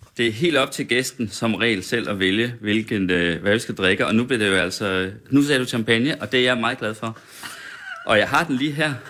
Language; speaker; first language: Danish; native; Danish